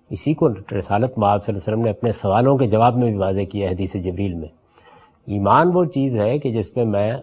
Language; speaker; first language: Urdu; native; Urdu